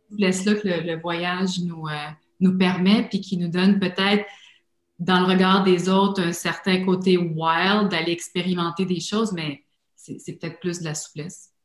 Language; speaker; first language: French; native; French